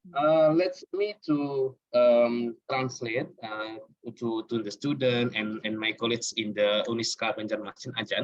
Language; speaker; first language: English; non-native, learner; Indonesian